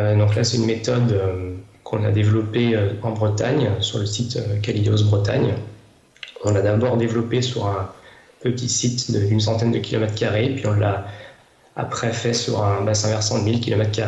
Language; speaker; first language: French; native; French